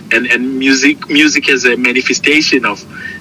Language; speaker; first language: English; non-native, local second language; Zulu